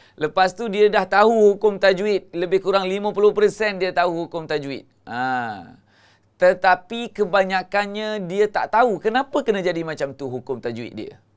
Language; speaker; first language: Malay; native; Malay